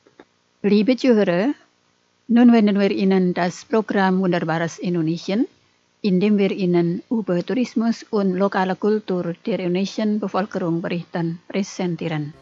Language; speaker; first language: German; non-native, fluent; Indonesian